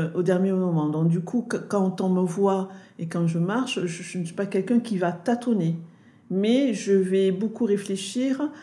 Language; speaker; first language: French; native; French